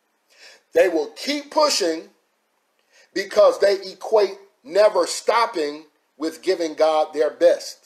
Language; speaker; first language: English; native; English